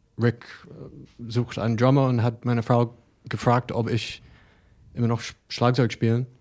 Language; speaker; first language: German; non-native, learner; English